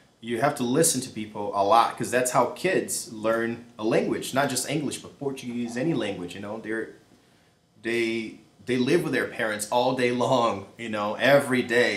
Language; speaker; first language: English; non-native, fluent; Portuguese